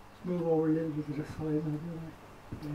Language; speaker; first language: English; native; English